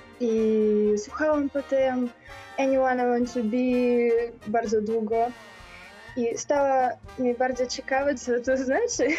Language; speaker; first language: Polish; non-native, learner; Russian